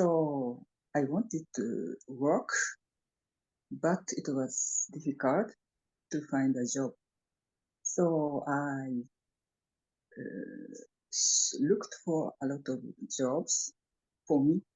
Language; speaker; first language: English; non-native, fluent; Japanese